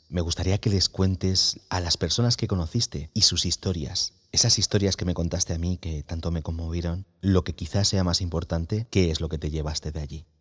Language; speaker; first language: Spanish; native; Spanish